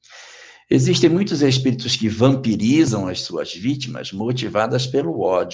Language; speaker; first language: Portuguese; native; Portuguese